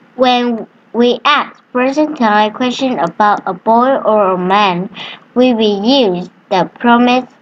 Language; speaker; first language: English; non-native, learner; Vietnamese